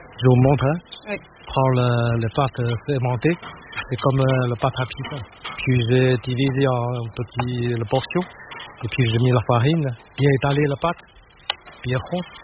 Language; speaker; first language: French; non-native, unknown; Chinese